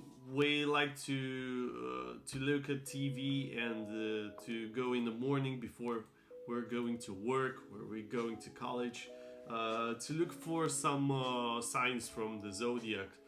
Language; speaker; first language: English; non-native, fluent; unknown